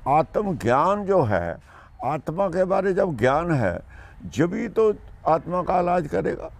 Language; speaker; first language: Hindi; non-native, local second language; Punjabi